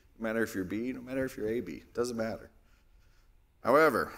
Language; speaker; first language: English; native; English